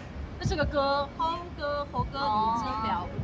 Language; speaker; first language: Chinese; native; Chinese